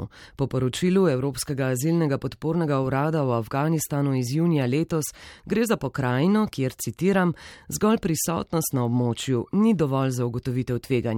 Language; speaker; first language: Slovenian; native; Slovenian